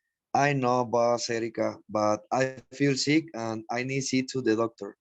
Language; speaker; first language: English; non-native, learner; Spanish